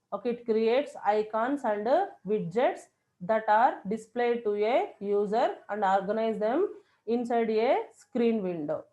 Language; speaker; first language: English; non-native, local second language; Telugu